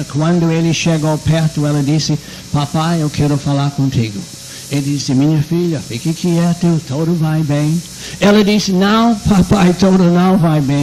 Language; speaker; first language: Portuguese; non-native, fluent; English